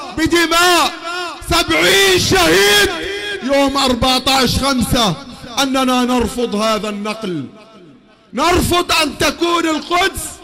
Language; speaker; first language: Arabic; native; Arabic